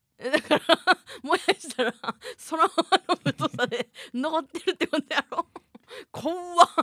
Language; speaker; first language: Japanese; native; Japanese